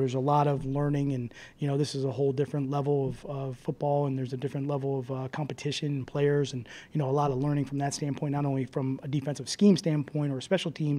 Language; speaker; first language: English; native; English